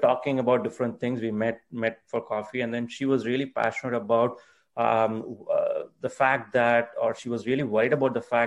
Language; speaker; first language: English; non-native, local second language; Tamil